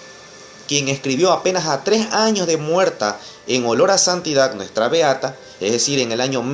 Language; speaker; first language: Spanish; native; Spanish